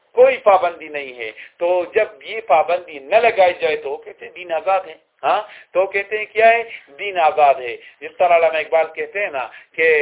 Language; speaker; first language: Urdu; non-native, local second language; Pashto